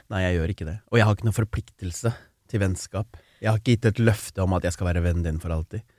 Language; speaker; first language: Norwegian; early bilingual, other home language; Tamil